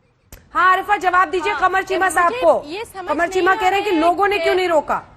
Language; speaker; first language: Hindi; native; Hindi